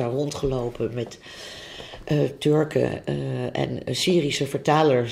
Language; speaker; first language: Dutch; native; Dutch